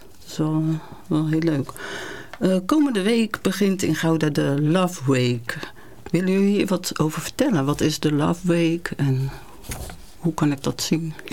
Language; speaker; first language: Dutch; native; Dutch